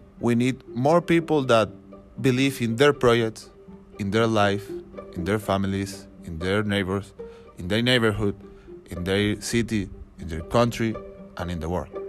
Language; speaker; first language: English; non-native, learner; Spanish